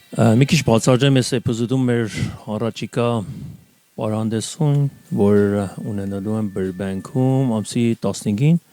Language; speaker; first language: Armenian; native; Armenian